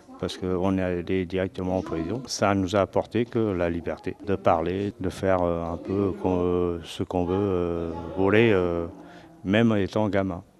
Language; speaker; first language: French; early bilingual, other home language; Portuguese